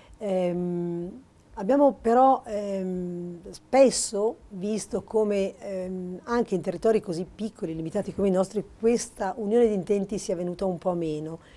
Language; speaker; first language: Italian; native; Italian